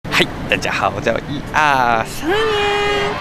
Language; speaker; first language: Chinese; non-native, learner; Japanese